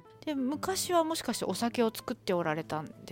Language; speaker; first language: Japanese; native; Japanese